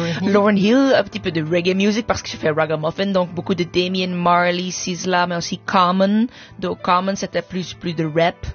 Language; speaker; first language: French; non-native, fluent; English